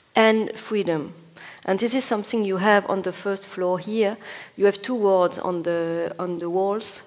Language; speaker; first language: English; non-native, fluent; Italian